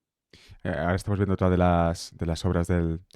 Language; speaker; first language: Spanish; native; Spanish